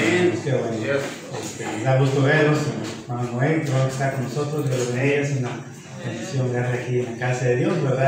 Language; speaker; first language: Spanish; native; Spanish